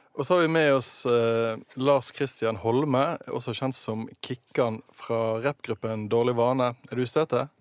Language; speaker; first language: Norwegian; native; Norwegian